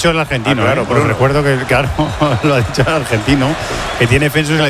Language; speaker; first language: Spanish; native; Spanish